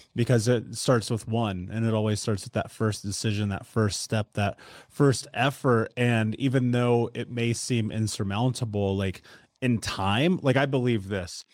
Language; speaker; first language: English; native; English